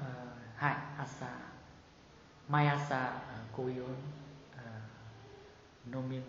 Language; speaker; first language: Japanese; non-native, learner; Vietnamese